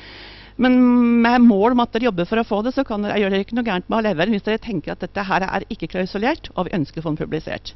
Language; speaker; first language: Norwegian; native; Norwegian